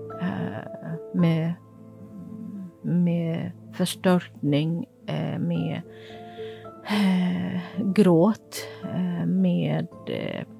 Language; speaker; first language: Swedish; non-native, fluent; Kurdish